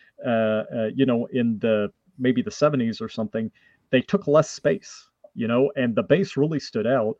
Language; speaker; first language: English; non-native, fluent; French